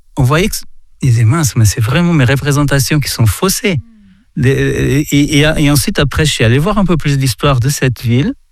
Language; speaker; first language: French; non-native, fluent; Portuguese